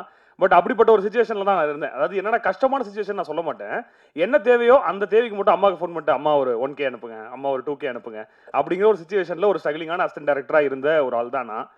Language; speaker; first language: Tamil; native; Tamil